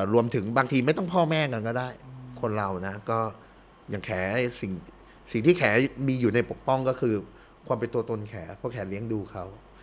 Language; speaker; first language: Thai; early bilingual, heritage; Thai